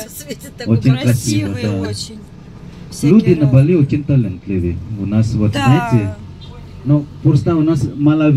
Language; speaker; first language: Russian; non-native, fluent; Balinese